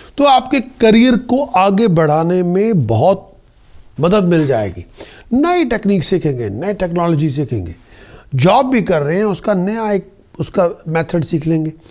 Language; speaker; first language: Hindi; native; Hindi